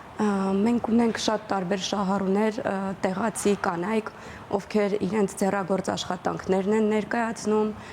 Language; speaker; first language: Armenian; native; Armenian